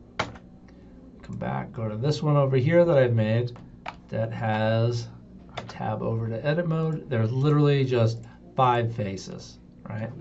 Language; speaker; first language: English; native; English